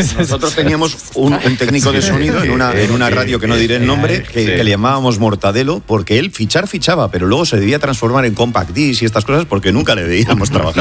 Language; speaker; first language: Spanish; native; Spanish